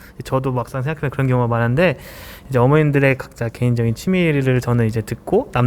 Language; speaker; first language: Korean; native; Korean